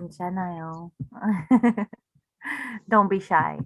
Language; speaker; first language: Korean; non-native, learner; English